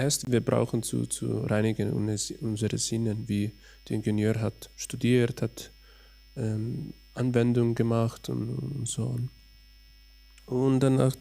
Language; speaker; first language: German; non-native, learner; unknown